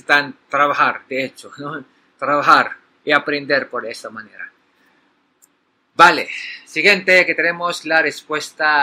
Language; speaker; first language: Spanish; non-native, learner; Filipino